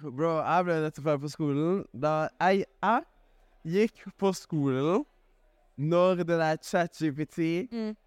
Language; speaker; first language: Norwegian; native; Norwegian